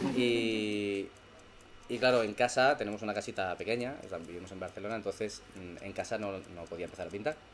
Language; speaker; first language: Spanish; native; Spanish